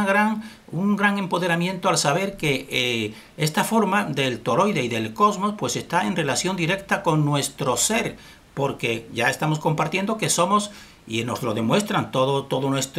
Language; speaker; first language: Spanish; native; Spanish